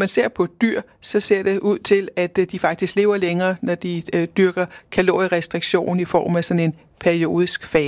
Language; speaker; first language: Danish; native; Danish